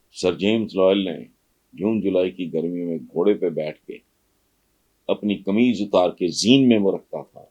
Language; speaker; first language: Urdu; non-native, local second language; Punjabi